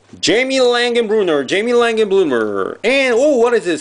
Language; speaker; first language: English; non-native, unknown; Japanese